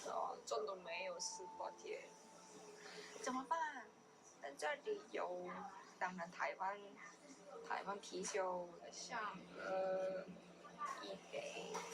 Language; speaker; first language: Chinese; non-native, learner; Korean